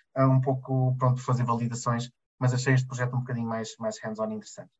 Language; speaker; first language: Portuguese; native; Portuguese